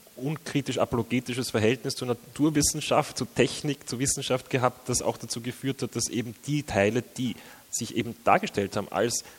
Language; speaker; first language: German; native; German